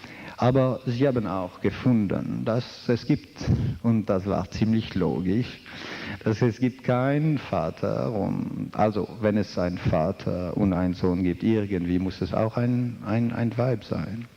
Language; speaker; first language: German; non-native, fluent; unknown